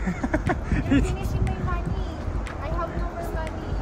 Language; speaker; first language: English; non-native, local second language; Filipino